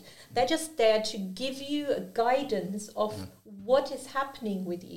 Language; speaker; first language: English; non-native, fluent; German